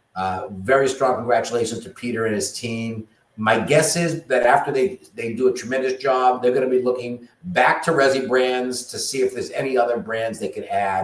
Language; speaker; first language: English; native; English